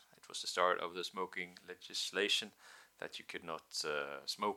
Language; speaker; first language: English; non-native, fluent; Norwegian